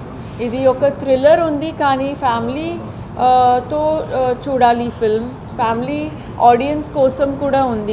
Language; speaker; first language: Telugu; non-native, fluent; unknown